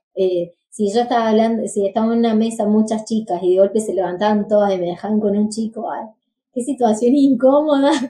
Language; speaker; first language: Spanish; native; Spanish